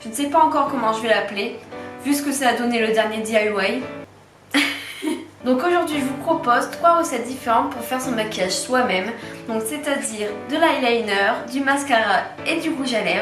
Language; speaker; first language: French; native; French